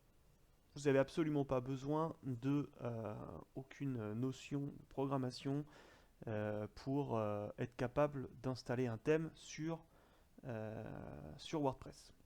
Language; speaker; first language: French; native; French